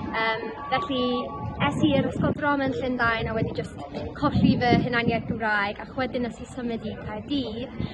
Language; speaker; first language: Welsh; non-native, local second language; English